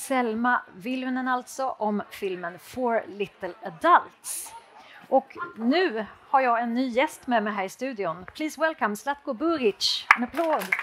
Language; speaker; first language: Swedish; native; Swedish